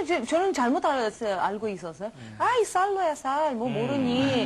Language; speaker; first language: Korean; non-native, learner; Romanian